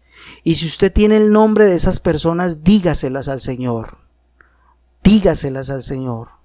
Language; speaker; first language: Spanish; native; Spanish